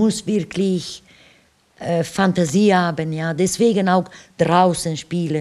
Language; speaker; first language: German; non-native, fluent; Italian